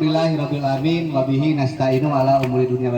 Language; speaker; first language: Indonesian; non-native, local second language; Sundanese